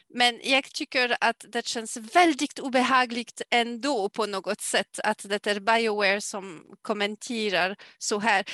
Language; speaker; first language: Swedish; non-native, fluent; French